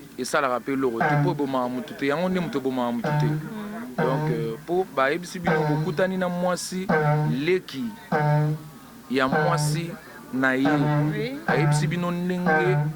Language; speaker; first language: Lingala; native; Lingala